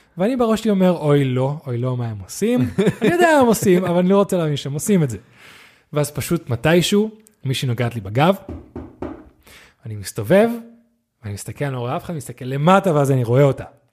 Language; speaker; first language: Hebrew; non-native, fluent; English